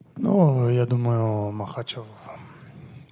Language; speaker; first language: Russian; non-native, local second language; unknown